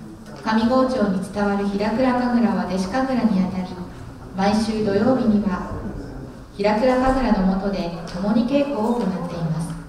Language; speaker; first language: Japanese; native; Japanese